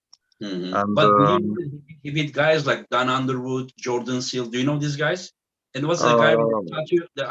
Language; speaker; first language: English; non-native, fluent; Turkish